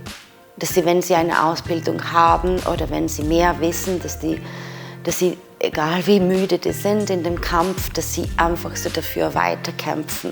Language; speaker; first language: German; non-native, fluent; Serbian